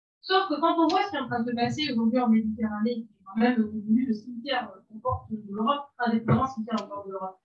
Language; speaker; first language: French; non-native, local second language; Arabic